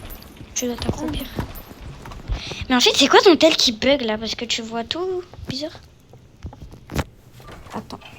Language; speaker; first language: French; native; French